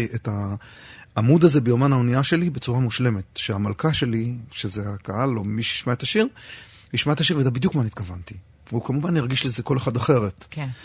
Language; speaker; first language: Hebrew; native; Hebrew